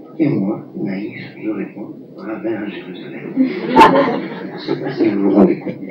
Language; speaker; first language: French; non-native, local second language; Arabic